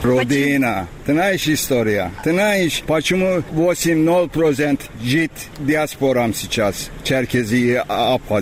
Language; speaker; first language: Russian; non-native, learner; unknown